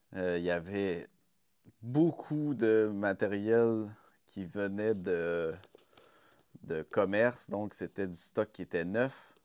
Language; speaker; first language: French; native; French